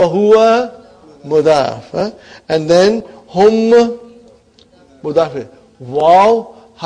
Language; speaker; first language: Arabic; non-native, fluent; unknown